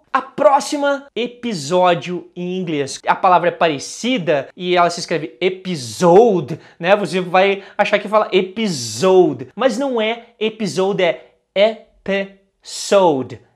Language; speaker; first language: Portuguese; native; Portuguese